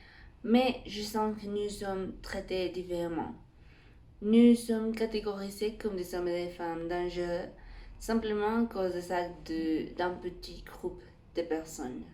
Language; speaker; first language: French; non-native, fluent; Spanish